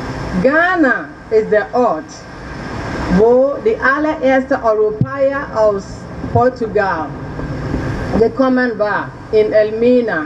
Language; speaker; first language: German; non-native, fluent; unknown